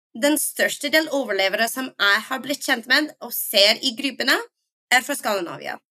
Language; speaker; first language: Norwegian; non-native, fluent; English